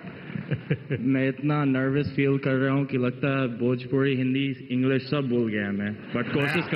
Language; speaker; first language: Hindi; early bilingual, other home language; English